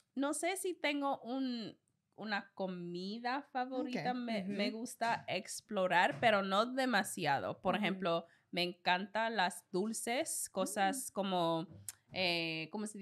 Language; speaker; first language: Spanish; non-native, learner; English